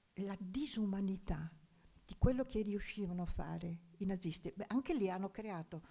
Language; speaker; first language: Italian; non-native, fluent; German